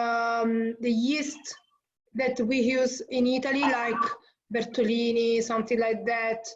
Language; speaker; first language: English; non-native, fluent; Italian